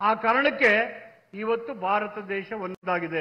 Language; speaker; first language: Kannada; native; Kannada